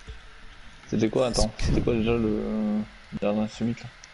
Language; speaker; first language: French; native; French